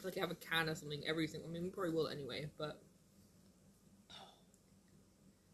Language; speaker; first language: English; native; English